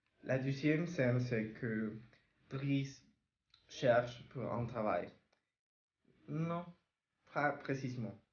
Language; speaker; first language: French; non-native, learner; Spanish